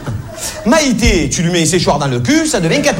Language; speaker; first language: French; native; French